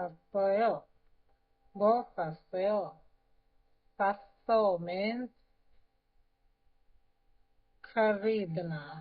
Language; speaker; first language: Korean; non-native, learner; Hindi